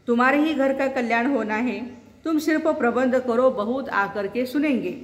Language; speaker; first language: Hindi; non-native, local second language; Marathi